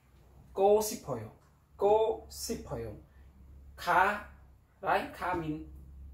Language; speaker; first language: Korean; non-native, fluent; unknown